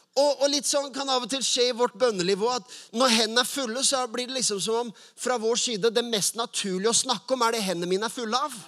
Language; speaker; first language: Norwegian; native; Norwegian